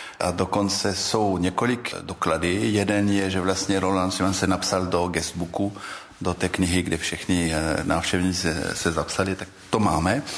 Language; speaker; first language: Czech; early bilingual, heritage; Czech